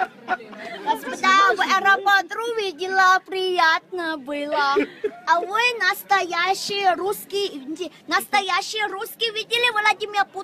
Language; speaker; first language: Russian; non-native, learner; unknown